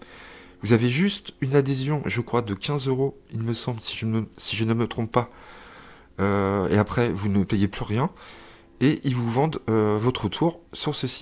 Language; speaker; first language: French; native; French